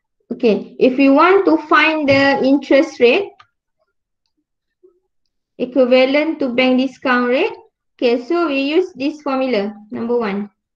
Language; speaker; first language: English; non-native, local second language; Malay